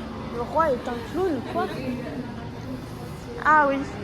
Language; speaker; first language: French; native; French